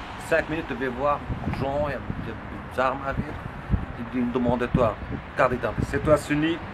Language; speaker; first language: French; non-native, learner; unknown